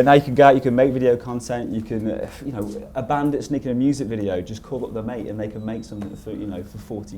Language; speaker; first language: English; native; English